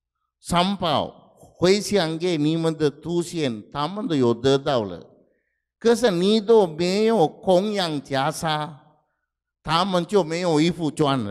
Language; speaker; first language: Chinese; non-native, fluent; Sinhala